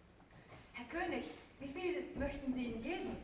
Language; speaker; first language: German; non-native, learner; Mongolian